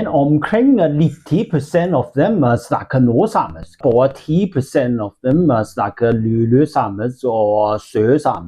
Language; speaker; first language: Norwegian; non-native, learner; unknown